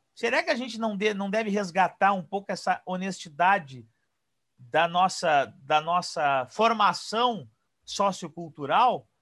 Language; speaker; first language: Portuguese; native; Portuguese